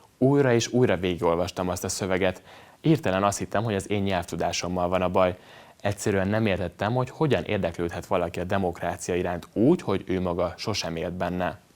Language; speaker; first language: Hungarian; native; Hungarian